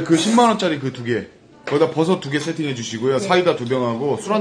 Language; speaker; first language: Korean; native; Korean